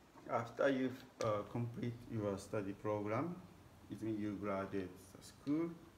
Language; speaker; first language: English; non-native, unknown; Japanese